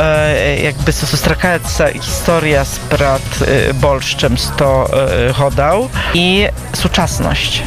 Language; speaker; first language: Polish; non-native, local second language; Belarusian